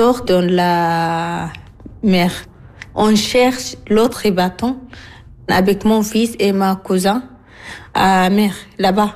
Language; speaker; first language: French; non-native, learner; Arabic